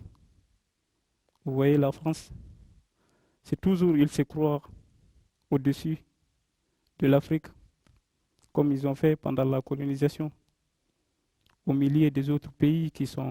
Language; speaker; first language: French; non-native, local second language; Fula